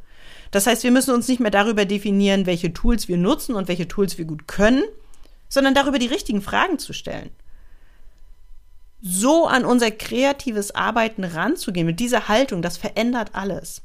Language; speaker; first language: German; native; German